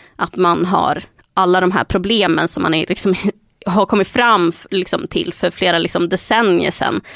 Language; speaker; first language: Swedish; early bilingual, other home language; Spanish